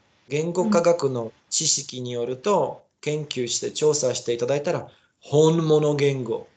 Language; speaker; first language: Japanese; non-native, learner; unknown